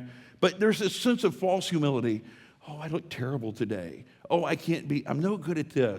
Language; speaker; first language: English; native; English